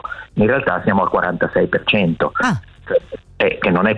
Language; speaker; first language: Italian; native; Italian